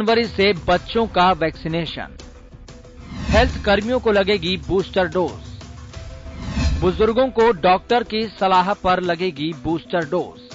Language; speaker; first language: Hindi; native; Hindi